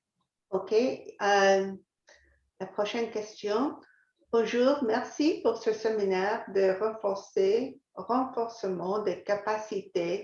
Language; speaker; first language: French; non-native, fluent; English